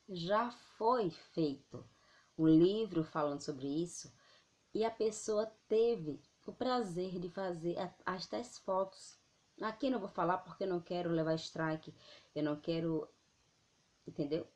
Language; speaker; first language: Portuguese; native; Portuguese